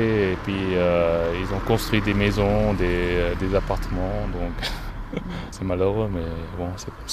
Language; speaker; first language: French; non-native, fluent; Korean